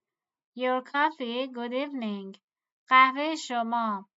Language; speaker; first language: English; non-native, fluent; Persian